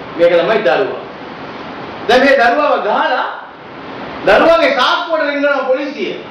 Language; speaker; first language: Sinhala; non-native, local second language; Tamil